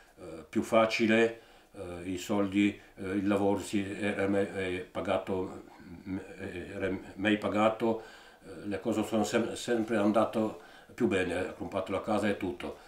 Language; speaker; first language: Italian; early bilingual, heritage; Italian